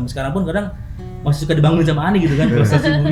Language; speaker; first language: Indonesian; native; Indonesian